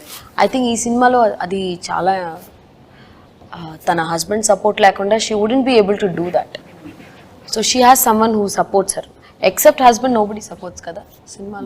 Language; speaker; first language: Telugu; non-native, local second language; Tamil